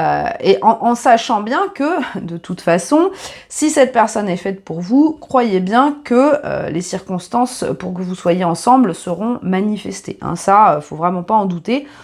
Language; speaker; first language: French; native; French